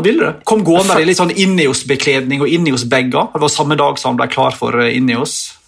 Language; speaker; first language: Norwegian; native; Norwegian